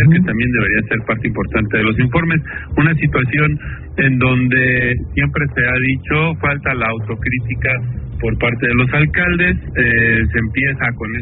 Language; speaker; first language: Spanish; native; Spanish